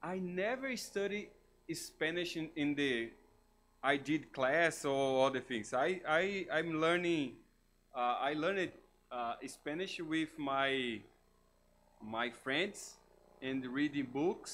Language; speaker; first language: English; non-native, learner; Portuguese